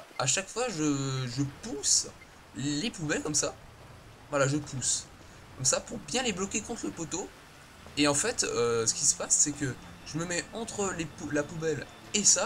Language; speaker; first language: French; native; French